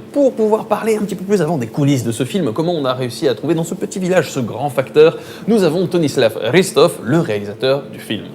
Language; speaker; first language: French; native; French